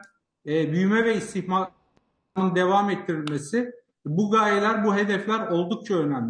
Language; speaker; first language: Turkish; native; Turkish